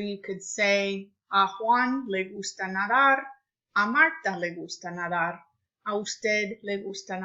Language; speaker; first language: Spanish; non-native, fluent; English